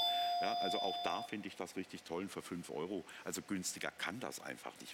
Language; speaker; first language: German; native; German